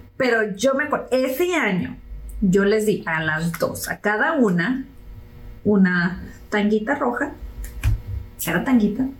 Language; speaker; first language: Spanish; early bilingual, heritage; Spanish